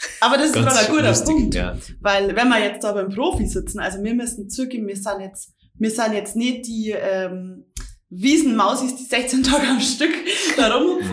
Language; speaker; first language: German; native; German